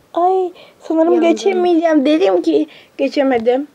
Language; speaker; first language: Turkish; native; Turkish